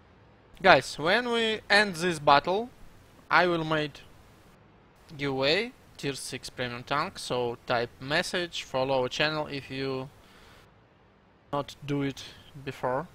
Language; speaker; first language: English; non-native, learner; Russian